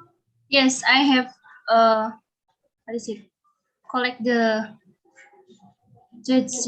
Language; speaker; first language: English; non-native, learner; Indonesian